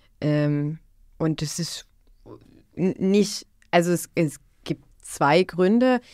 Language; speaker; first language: German; non-native, fluent; Bosnian